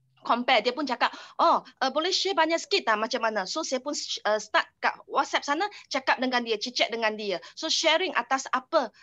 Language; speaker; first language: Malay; non-native, local second language; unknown